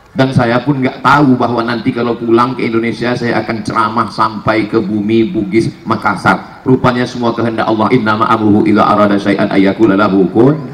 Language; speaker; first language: Indonesian; native; Indonesian